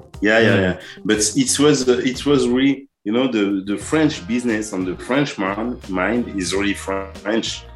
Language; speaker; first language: English; non-native, learner; French